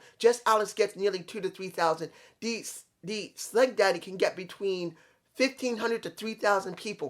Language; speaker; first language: English; native; English